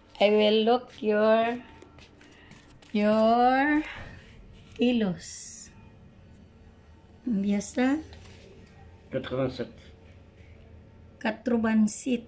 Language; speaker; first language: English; non-native, learner; Filipino